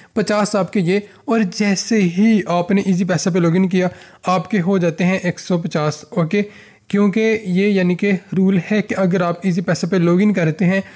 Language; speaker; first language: Urdu; native; Urdu